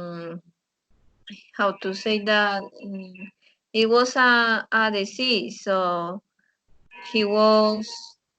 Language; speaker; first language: English; non-native, learner; Spanish